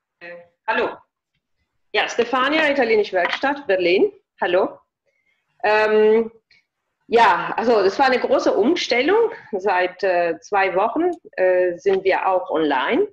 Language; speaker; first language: German; non-native, fluent; Italian